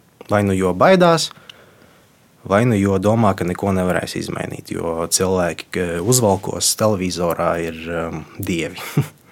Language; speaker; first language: Latvian; non-native, local second language; Russian